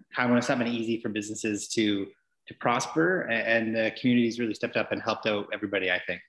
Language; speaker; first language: English; native; English